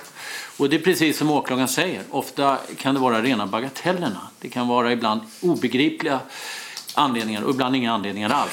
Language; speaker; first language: Swedish; native; Swedish